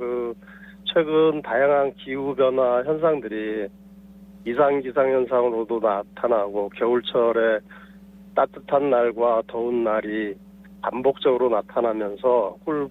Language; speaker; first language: Korean; native; Korean